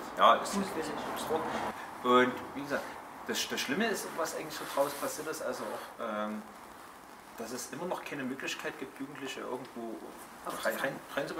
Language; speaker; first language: German; native; German